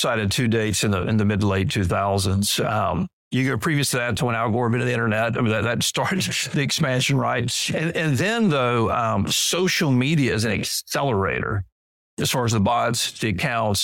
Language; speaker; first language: English; native; English